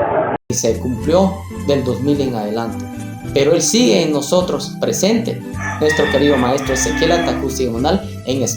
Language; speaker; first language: Spanish; native; Spanish